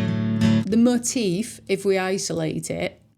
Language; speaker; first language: English; native; English